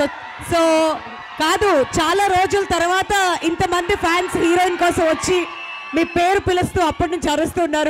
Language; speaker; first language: Telugu; native; Telugu